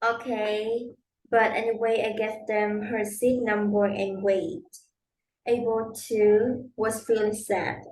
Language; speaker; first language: English; non-native, learner; Vietnamese